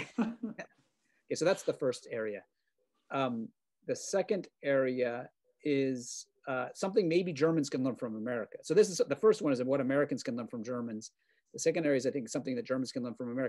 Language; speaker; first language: English; native; English